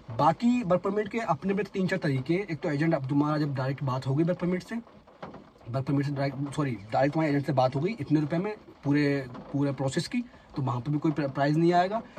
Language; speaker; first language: Hindi; native; Hindi